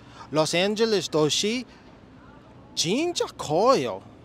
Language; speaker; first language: Korean; non-native, learner; English